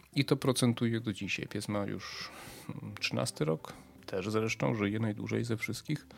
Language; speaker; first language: Polish; native; Polish